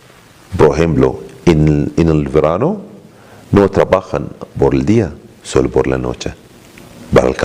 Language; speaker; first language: Spanish; non-native, learner; Arabic